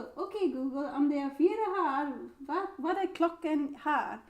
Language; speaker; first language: Swedish; non-native, learner; English